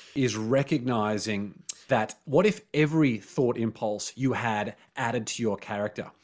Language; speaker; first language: English; native; English